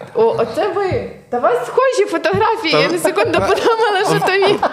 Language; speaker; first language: Ukrainian; native; Ukrainian